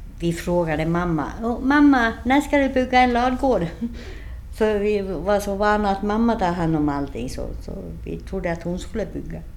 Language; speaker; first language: Swedish; early bilingual, other home language; Finnish